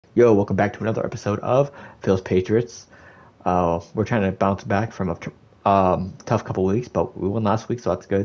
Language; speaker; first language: English; native; English